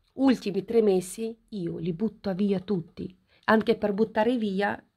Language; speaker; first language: Italian; non-native, fluent; Ukrainian